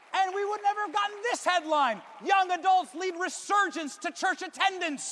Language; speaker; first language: English; native; English